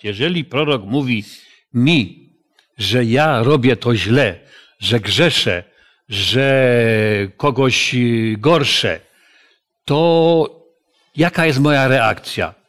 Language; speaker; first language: Polish; native; Polish